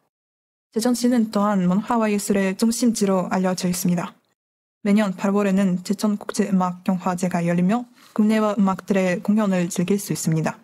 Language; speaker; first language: Korean; non-native, fluent; Kazakh